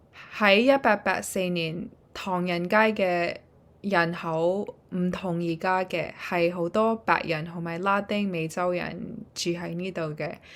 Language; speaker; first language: Cantonese; early bilingual, heritage; Cantonese